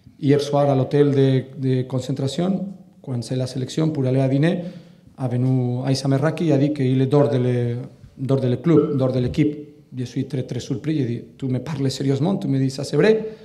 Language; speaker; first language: French; non-native, learner; Catalan